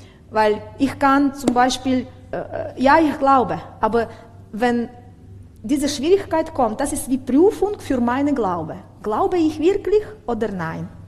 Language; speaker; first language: German; non-native, learner; Ukrainian